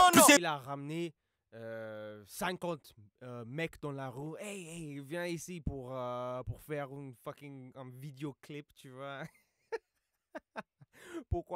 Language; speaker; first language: French; non-native, fluent; English